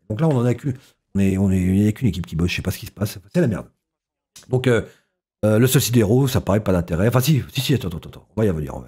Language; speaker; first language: French; native; French